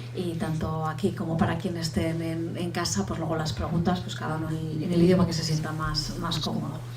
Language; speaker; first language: Spanish; native; Spanish